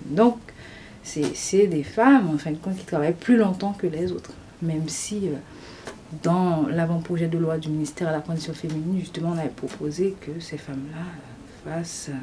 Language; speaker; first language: French; non-native, local second language; Haitian Creole